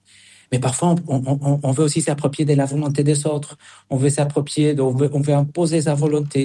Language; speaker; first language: French; non-native, fluent; Spanish